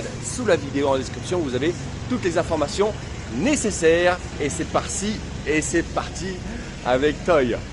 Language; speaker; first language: French; native; French